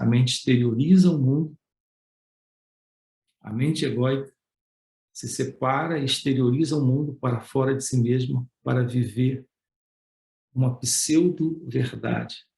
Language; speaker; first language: Portuguese; native; Portuguese